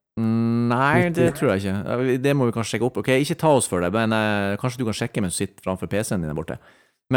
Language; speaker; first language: Norwegian; native; Norwegian